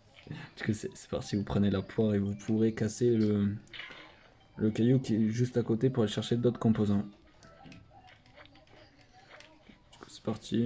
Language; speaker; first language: French; native; French